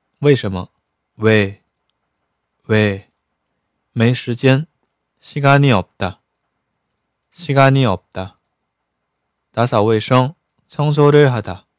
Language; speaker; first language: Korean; non-native, fluent; Chinese